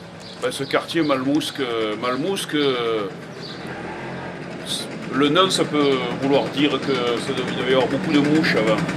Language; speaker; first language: French; native; French